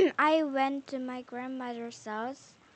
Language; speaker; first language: English; non-native, learner; Korean